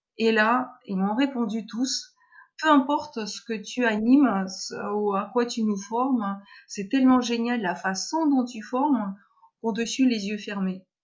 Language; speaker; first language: French; non-native, fluent; Russian